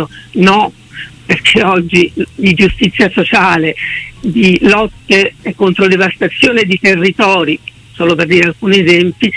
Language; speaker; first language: Italian; native; Italian